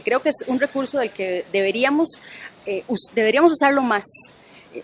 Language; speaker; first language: Spanish; native; Spanish